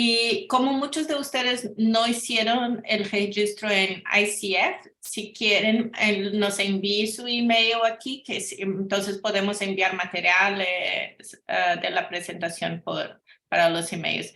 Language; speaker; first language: Spanish; non-native, fluent; Portuguese